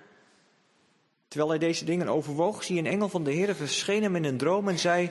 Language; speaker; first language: Dutch; native; Dutch